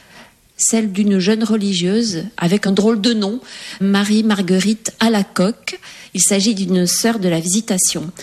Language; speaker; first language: French; native; French